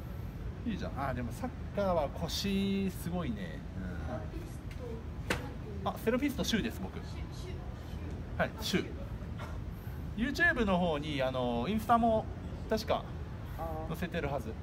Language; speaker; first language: Japanese; native; Japanese